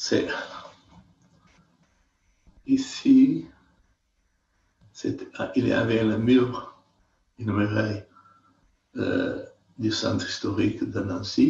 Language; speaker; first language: French; non-native, fluent; Portuguese